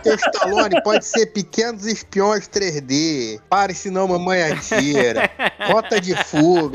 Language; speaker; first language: Portuguese; native; Portuguese